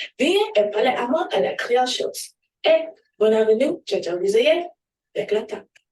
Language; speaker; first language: French; non-native, learner; English